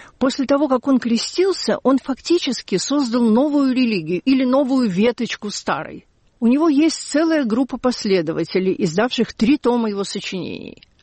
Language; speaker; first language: Russian; native; Russian